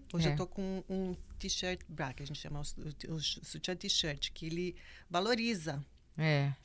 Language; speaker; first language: Portuguese; native; Portuguese